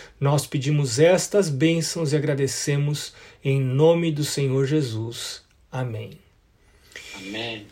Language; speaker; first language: Portuguese; native; Portuguese